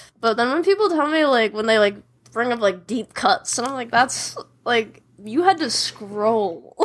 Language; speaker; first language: English; native; English